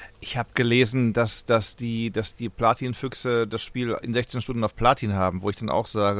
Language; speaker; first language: German; native; German